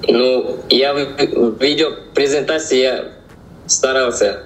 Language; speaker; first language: Russian; non-native, learner; Uzbek